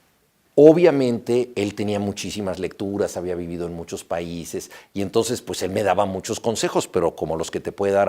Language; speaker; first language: Spanish; native; Spanish